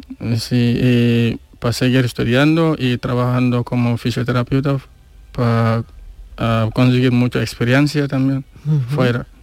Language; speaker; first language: Spanish; non-native, learner; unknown